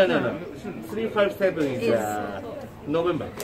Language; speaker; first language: English; non-native, learner; Japanese